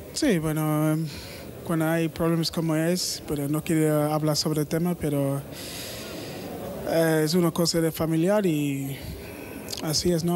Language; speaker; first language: Spanish; non-native, learner; English